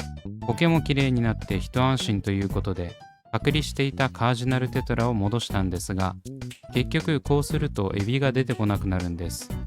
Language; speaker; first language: Japanese; native; Japanese